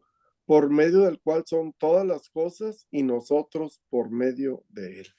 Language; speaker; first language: Spanish; native; Spanish